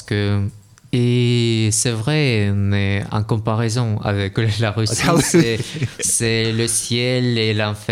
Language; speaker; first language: French; non-native, learner; Russian